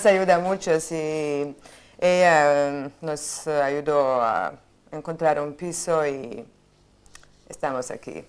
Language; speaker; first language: Spanish; non-native, fluent; Bosnian